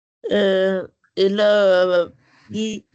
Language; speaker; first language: French; non-native, learner; Arabic